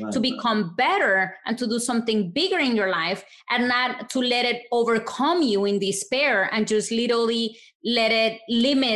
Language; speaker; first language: English; non-native, fluent; Spanish